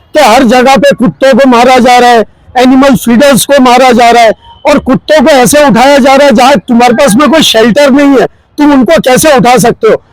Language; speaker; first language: Hindi; non-native, local second language; Gujarati